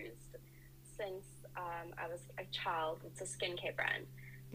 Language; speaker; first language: English; native; English